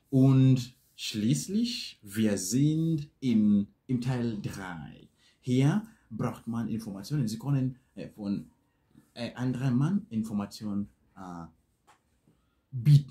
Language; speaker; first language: German; non-native, learner; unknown